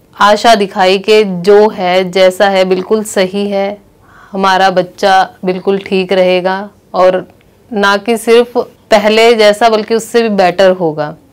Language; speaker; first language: Hindi; native; Hindi